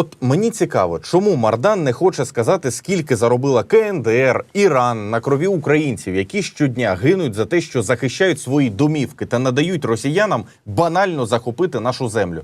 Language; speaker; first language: Ukrainian; native; Ukrainian